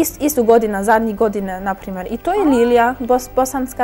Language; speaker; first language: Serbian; early bilingual, heritage; German